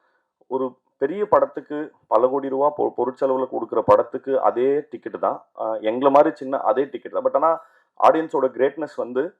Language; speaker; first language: Tamil; native; Tamil